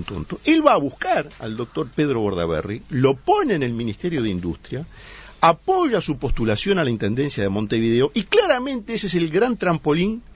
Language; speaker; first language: Spanish; native; Spanish